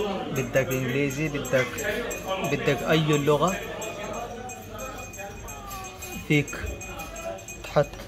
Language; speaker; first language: Arabic; non-native, fluent; Pashto